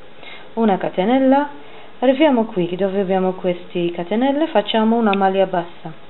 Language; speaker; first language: Italian; non-native, fluent; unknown